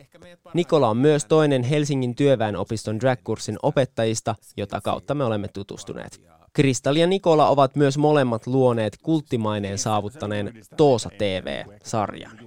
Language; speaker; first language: Finnish; native; Finnish